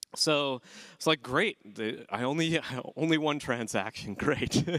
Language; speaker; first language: English; native; English